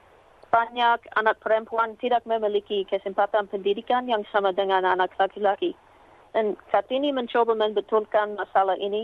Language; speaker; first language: Indonesian; non-native, learner; English